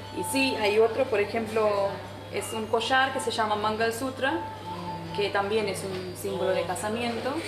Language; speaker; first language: Spanish; non-native, fluent; Hindi